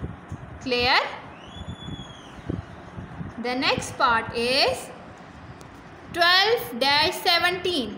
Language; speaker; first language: English; non-native, fluent; Urdu